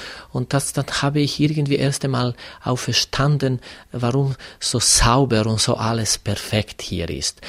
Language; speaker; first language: German; non-native, fluent; Serbian